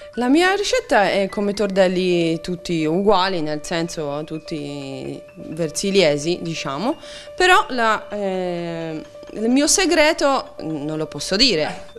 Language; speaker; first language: Italian; non-native, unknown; Polish